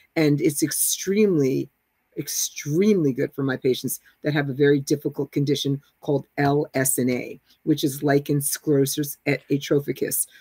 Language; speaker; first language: English; native; English